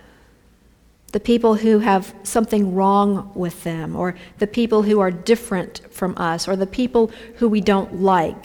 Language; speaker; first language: English; native; English